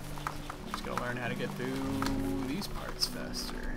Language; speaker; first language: English; native; English